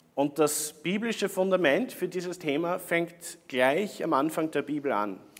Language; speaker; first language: German; native; German